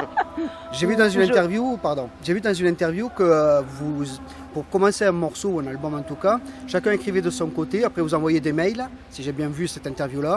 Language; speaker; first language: French; native; French